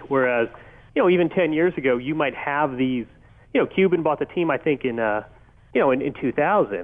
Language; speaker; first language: English; native; English